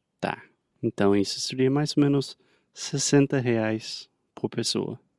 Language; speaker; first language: Portuguese; non-native, fluent; English